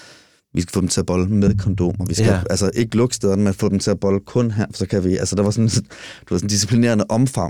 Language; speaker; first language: Danish; native; Danish